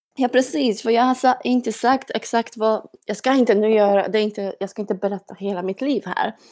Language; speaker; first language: Swedish; non-native, fluent; Polish